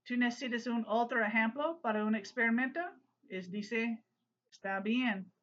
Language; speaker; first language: Spanish; non-native, learner; English